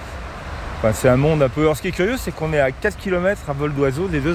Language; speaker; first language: French; native; French